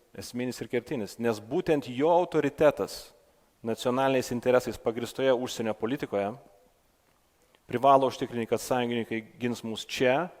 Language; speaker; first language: Lithuanian; native; Lithuanian